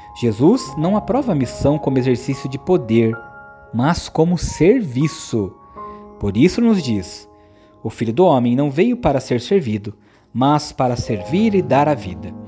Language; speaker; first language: Portuguese; native; Portuguese